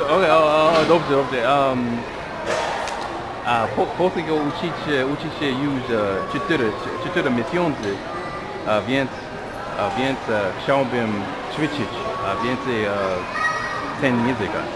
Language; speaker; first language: Polish; non-native, learner; English